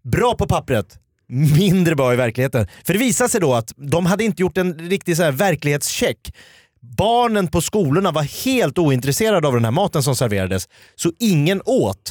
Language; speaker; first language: Swedish; native; Swedish